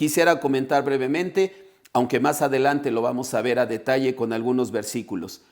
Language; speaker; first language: Spanish; native; Spanish